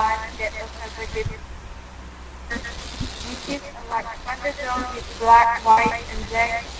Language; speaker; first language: English; non-native, learner; Indonesian